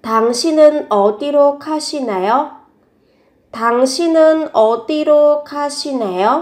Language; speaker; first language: Korean; non-native, fluent; Vietnamese